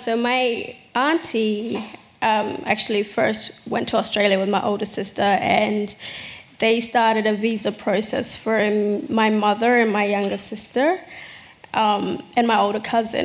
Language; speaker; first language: English; early bilingual, other home language; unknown